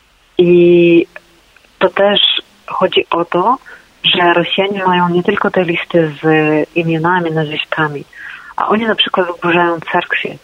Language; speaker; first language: Polish; non-native, fluent; Ukrainian